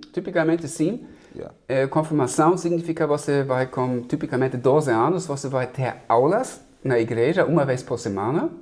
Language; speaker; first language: Portuguese; non-native, fluent; German